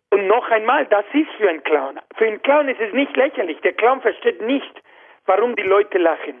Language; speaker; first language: German; non-native, learner; Spanish